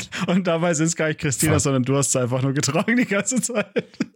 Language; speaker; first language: German; native; German